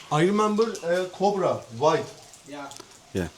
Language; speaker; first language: English; non-native, learner; Turkish